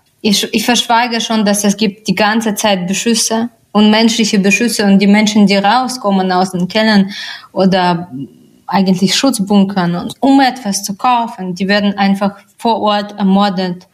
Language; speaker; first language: German; non-native, fluent; Russian